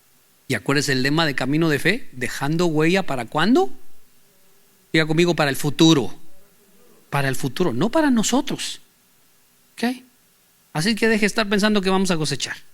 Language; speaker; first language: Spanish; native; Spanish